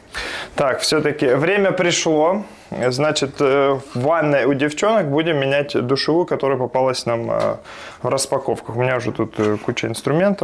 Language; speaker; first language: Russian; native; Russian